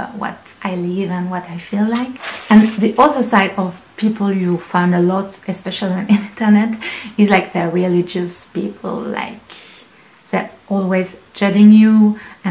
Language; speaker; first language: English; non-native, fluent; French